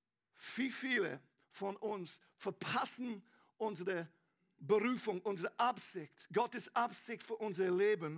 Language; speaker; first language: German; non-native, learner; English